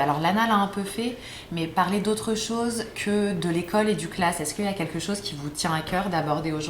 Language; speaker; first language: French; native; French